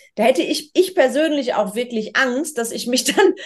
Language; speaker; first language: German; non-native, fluent; Russian